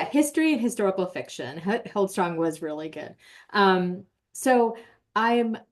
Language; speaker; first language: English; native; English